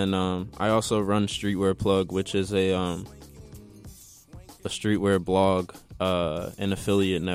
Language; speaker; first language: English; native; English